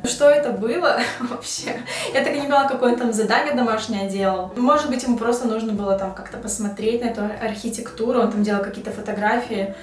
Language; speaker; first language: Russian; native; Russian